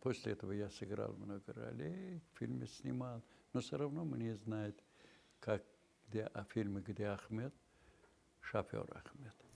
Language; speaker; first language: Russian; non-native, local second language; Azerbaijani